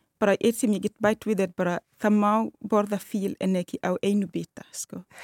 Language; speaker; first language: Icelandic; non-native, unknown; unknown